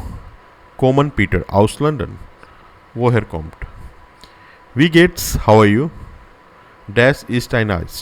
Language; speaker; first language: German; non-native, learner; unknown